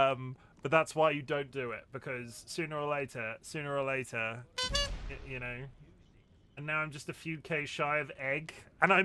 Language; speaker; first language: English; native; English